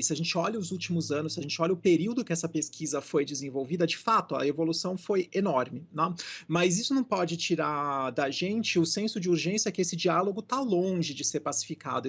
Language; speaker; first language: Portuguese; native; Portuguese